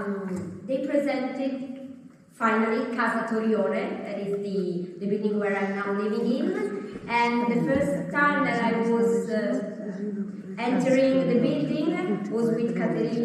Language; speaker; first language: English; non-native, fluent; Italian